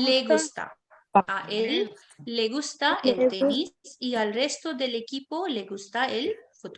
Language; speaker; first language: Spanish; non-native, fluent; Hindi